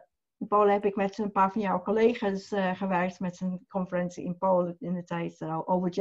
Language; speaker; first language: Dutch; non-native, fluent; English